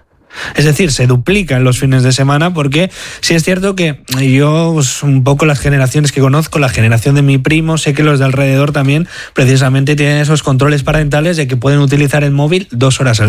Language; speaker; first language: Spanish; native; Spanish